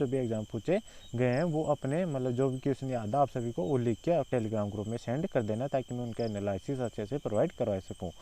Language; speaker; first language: Hindi; native; Hindi